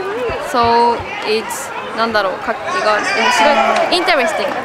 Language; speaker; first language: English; non-native, learner; Japanese